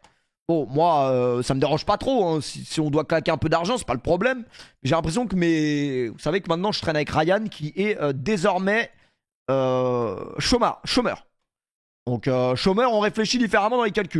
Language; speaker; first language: French; native; French